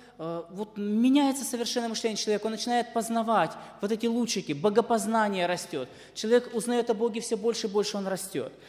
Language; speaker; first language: Russian; native; Russian